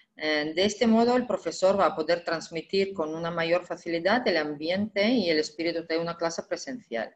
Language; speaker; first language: Spanish; non-native, fluent; Russian